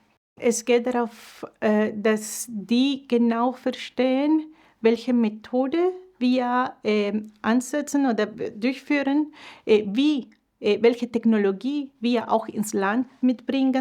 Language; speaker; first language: German; non-native, fluent; Spanish